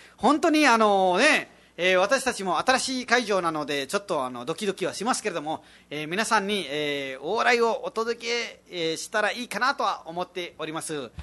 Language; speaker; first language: Japanese; non-native, fluent; Nepali